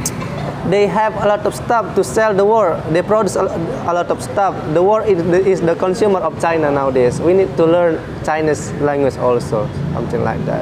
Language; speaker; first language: English; non-native, fluent; Indonesian